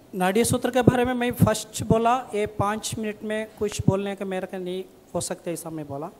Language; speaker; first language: Hindi; non-native, local second language; Malayalam